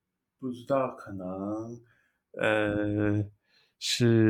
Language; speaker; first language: Chinese; non-native, learner; English